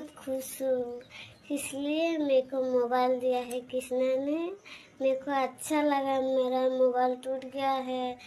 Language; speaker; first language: Hindi; non-native, local second language; Odia